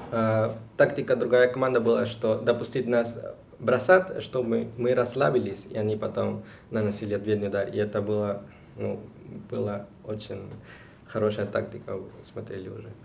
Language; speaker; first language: Russian; non-native, fluent; Spanish